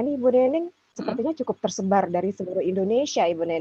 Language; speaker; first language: Indonesian; native; Indonesian